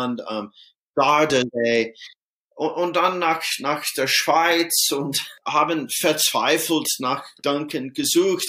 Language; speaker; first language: German; non-native, fluent; English